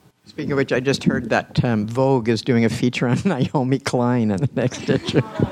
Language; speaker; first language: English; native; English